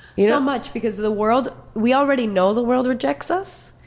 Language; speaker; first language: English; early bilingual, other home language; Spanish